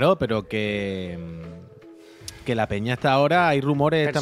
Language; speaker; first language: Spanish; native; Spanish